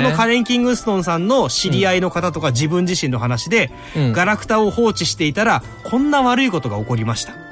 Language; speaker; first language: Japanese; native; Japanese